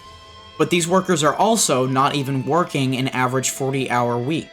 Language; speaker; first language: English; native; English